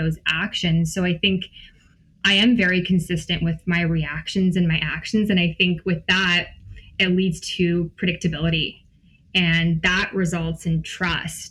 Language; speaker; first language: English; native; English